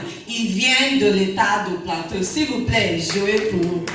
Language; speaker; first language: French; non-native, learner; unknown